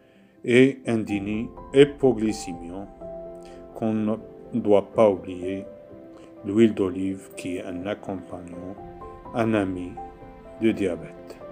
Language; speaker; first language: French; non-native, local second language; Arabic